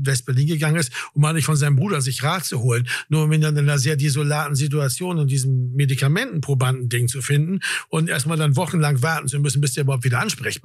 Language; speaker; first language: German; native; German